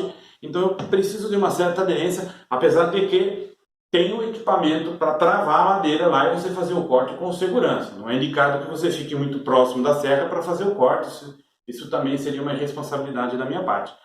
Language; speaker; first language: Portuguese; native; Portuguese